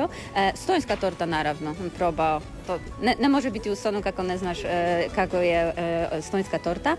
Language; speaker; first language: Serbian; non-native, learner; Polish